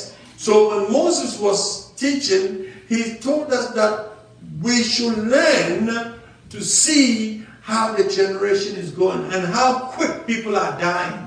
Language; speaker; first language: English; non-native, local second language; Akan